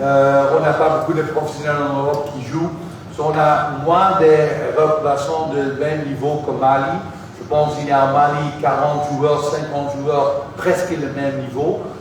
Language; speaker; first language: French; non-native, fluent; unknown